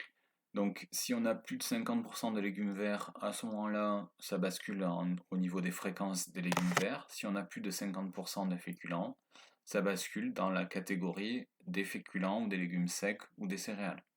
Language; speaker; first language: French; native; French